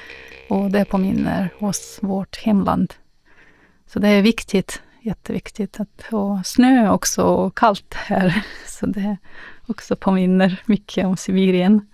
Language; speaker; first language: Swedish; non-native, learner; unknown